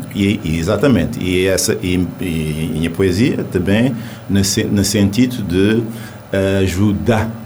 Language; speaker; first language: Portuguese; non-native, local second language; Kabuverdianu